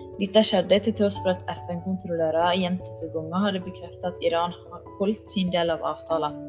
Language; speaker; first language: Norwegian; native; Norwegian